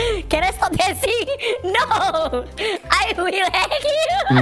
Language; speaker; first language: English; non-native, learner; Indonesian